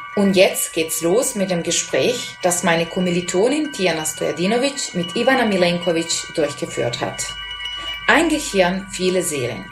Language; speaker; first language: German; non-native, fluent; Serbian